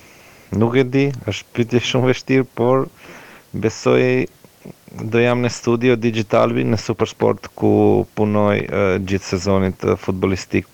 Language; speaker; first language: Albanian; non-native, learner; Croatian